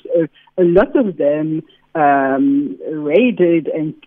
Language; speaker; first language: English; non-native, fluent; French